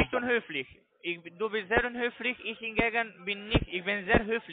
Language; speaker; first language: German; non-native, learner; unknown